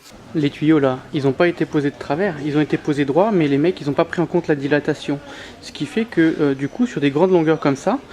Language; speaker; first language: French; native; French